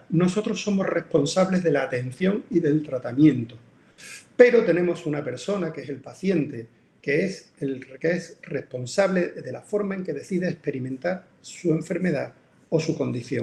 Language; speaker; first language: Spanish; native; Spanish